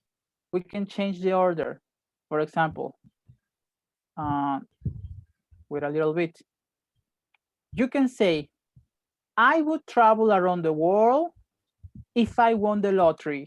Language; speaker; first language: English; non-native, fluent; Spanish